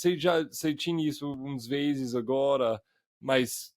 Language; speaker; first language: Portuguese; non-native, fluent; English